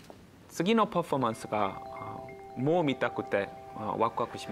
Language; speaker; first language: Japanese; non-native, fluent; Korean